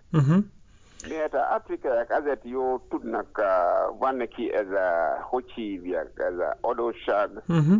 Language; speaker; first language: Hungarian; non-native, learner; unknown